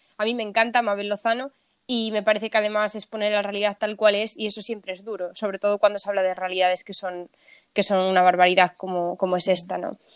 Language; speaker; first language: Spanish; native; Spanish